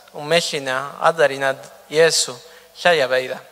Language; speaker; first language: Latvian; non-native, fluent; Spanish